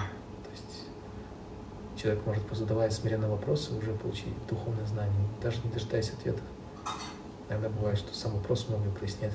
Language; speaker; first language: Russian; native; Russian